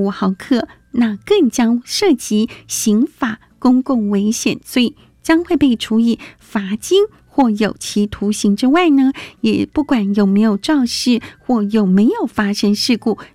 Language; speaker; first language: Chinese; native; Chinese